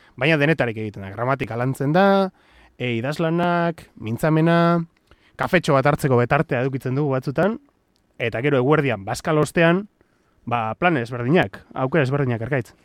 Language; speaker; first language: Basque; native; Basque